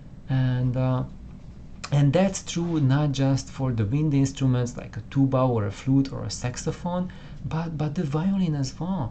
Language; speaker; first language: English; non-native, fluent; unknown